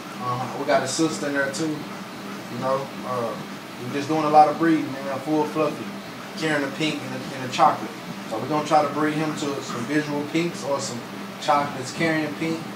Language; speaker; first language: English; native; English